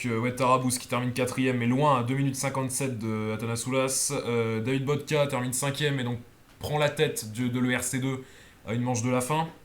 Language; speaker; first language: French; native; French